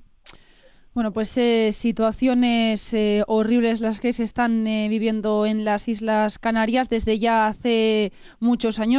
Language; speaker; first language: Spanish; native; Spanish